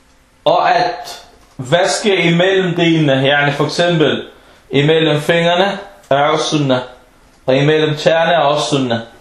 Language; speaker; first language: Danish; non-native, fluent; Arabic